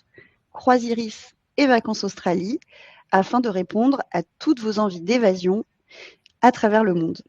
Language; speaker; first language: French; native; French